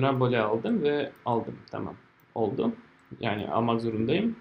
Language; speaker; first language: Turkish; non-native, fluent; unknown